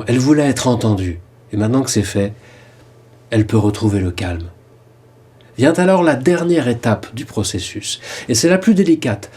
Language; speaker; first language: French; native; French